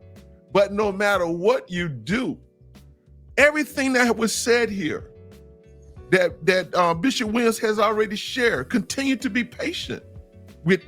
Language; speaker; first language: English; native; English